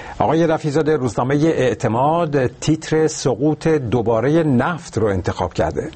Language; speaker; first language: Persian; native; Persian